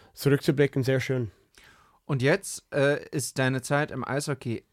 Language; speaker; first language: German; non-native, fluent; English